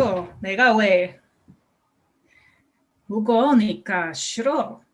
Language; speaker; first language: Korean; non-native, learner; English